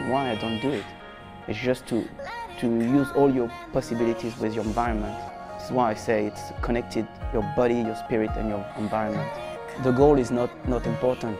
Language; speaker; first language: English; non-native, fluent; French